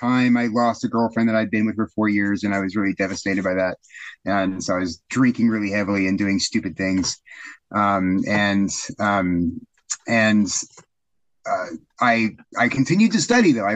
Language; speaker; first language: English; native; English